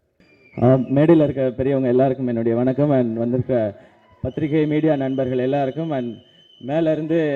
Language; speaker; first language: Tamil; native; Tamil